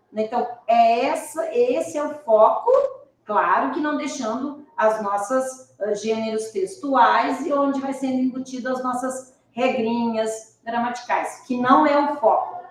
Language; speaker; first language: Portuguese; native; Portuguese